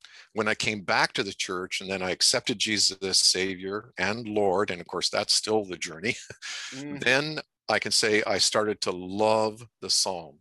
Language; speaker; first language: English; native; English